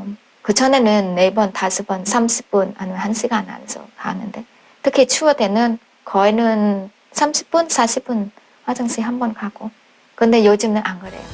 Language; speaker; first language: Korean; non-native, fluent; Vietnamese